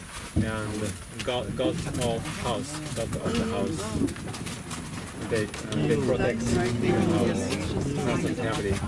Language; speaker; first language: English; non-native, learner; Japanese